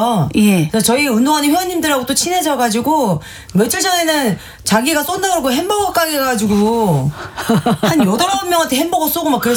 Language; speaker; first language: Korean; native; Korean